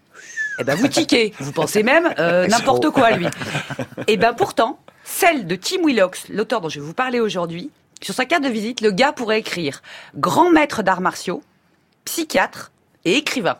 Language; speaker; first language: French; native; French